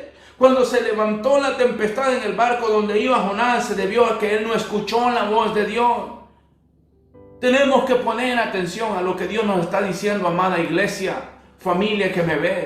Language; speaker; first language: Spanish; native; Spanish